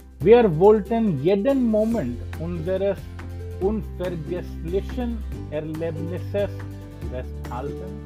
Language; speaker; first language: German; non-native, learner; English